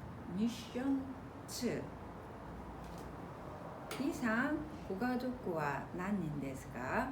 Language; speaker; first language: Japanese; non-native, fluent; Korean